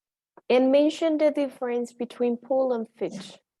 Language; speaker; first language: English; non-native, fluent; Spanish